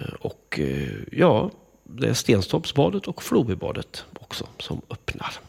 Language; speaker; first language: Swedish; native; Swedish